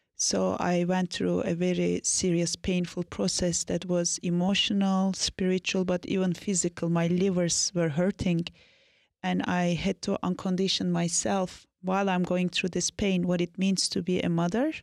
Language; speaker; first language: English; non-native, fluent; Turkish